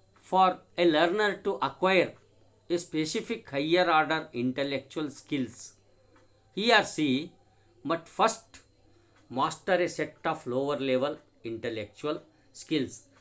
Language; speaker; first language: English; non-native, local second language; Kannada